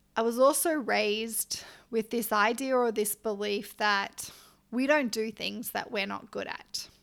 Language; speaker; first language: English; native; English